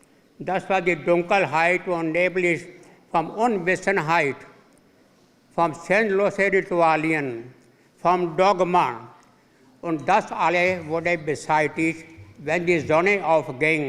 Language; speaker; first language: German; non-native, fluent; Punjabi